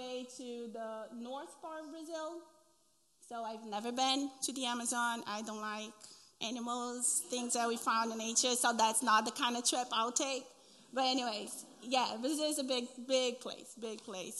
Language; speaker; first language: English; non-native, fluent; Portuguese